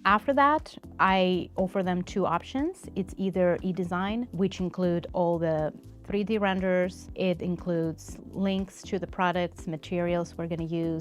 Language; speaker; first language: English; non-native, fluent; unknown